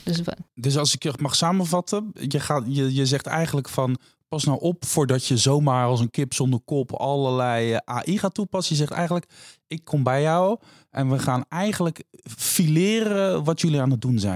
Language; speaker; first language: Dutch; native; Dutch